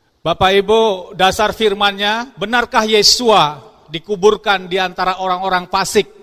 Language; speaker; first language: Indonesian; non-native, local second language; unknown